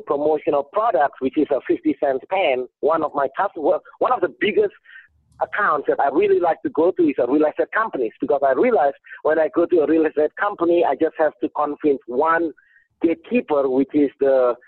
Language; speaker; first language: English; non-native, fluent; Indonesian